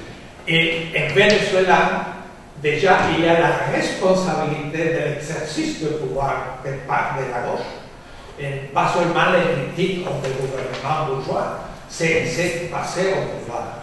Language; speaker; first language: French; non-native, fluent; Spanish